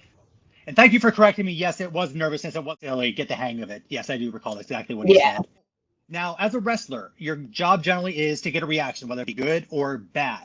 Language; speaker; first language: English; native; English